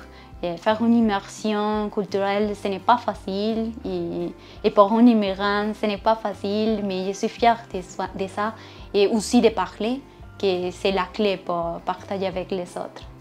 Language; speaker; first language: French; non-native, learner; Spanish